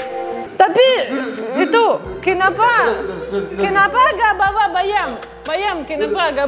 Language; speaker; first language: Indonesian; non-native, learner; Russian